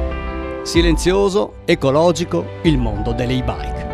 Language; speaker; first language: Italian; native; Italian